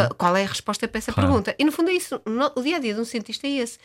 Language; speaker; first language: Portuguese; native; Portuguese